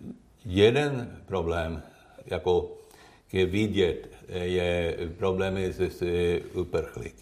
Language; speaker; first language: Czech; non-native, learner; Swedish